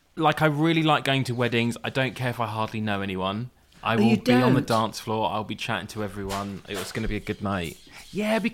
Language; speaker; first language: English; native; English